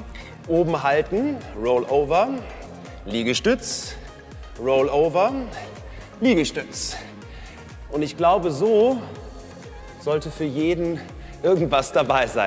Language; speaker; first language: German; native; German